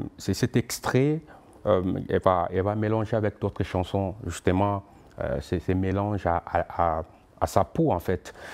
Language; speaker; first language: French; non-native, local second language; Lingala